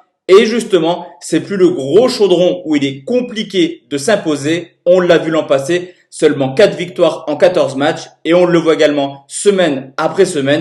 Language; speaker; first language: French; native; French